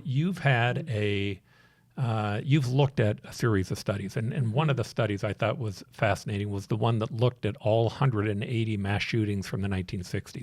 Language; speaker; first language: English; native; English